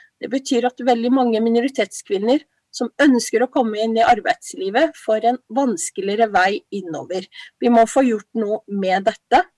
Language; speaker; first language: Norwegian; early bilingual, other home language; Somali